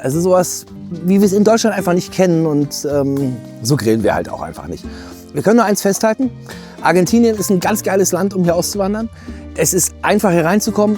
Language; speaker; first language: German; native; German